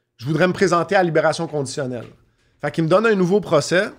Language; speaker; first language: French; native; French